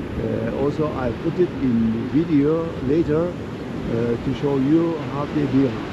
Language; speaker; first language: English; non-native, learner; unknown